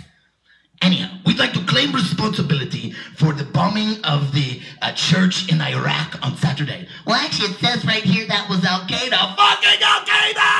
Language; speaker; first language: English; native; English